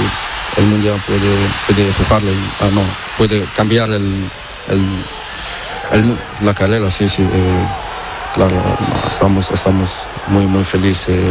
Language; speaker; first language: Spanish; non-native, learner; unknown